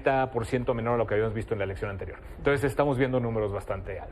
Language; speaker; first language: Spanish; native; Spanish